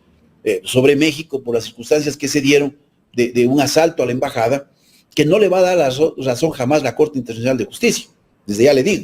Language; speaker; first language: Spanish; native; Spanish